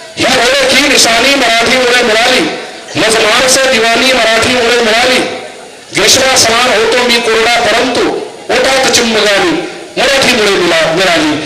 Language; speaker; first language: Marathi; non-native, local second language; Urdu